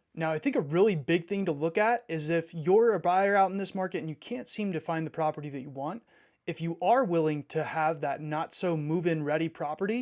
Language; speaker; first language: English; native; English